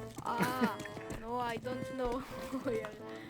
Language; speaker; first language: English; non-native, learner; Lithuanian